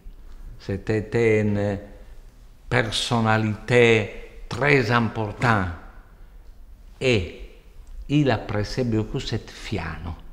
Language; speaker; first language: French; non-native, fluent; Italian